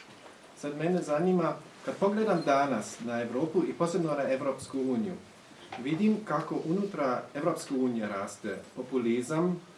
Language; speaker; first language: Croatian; early bilingual, heritage; Croatian